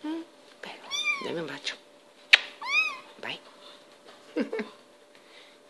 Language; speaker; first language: Italian; native; Italian